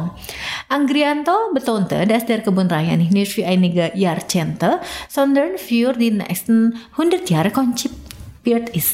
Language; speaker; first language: German; non-native, fluent; Indonesian